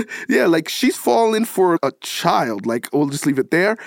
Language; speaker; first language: English; native; English